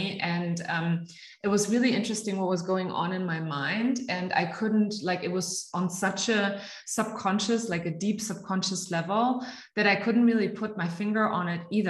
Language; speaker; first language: English; non-native, fluent; German